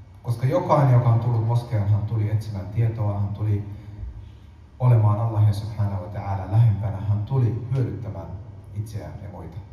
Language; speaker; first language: Finnish; early bilingual, other home language; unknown